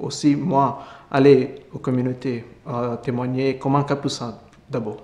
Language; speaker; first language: French; non-native, fluent; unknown